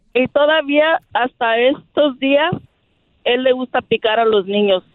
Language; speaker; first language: Spanish; early bilingual, heritage; Spanish